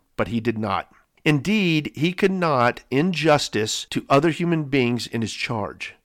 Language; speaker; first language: English; native; English